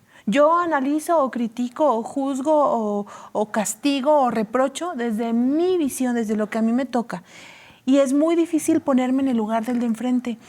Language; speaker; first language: Spanish; native; Spanish